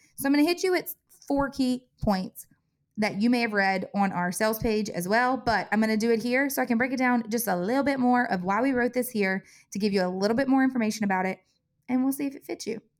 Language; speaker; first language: English; native; English